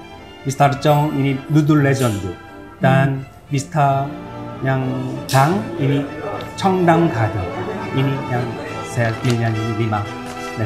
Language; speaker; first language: Indonesian; non-native, learner; Korean